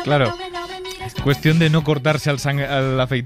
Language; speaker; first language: Spanish; native; Spanish